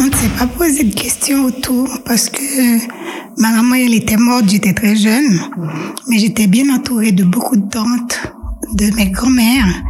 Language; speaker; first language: French; non-native, local second language; Haitian Creole